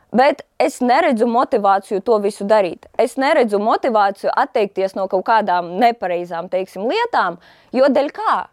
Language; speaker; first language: Latvian; non-native, local second language; Russian